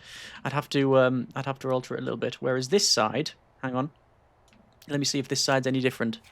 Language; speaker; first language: English; native; English